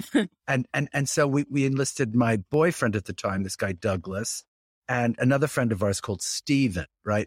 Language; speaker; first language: English; native; English